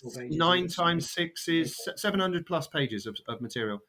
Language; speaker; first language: English; native; English